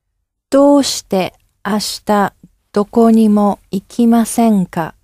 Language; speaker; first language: Japanese; non-native, learner; English